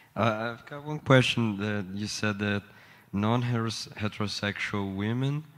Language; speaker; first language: English; non-native, fluent; Portuguese